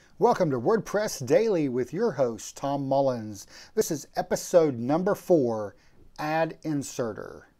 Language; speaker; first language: English; native; English